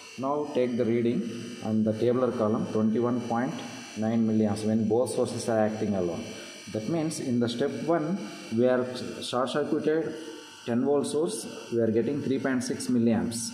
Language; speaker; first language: English; non-native, local second language; Telugu